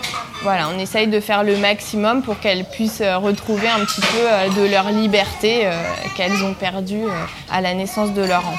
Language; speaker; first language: French; native; French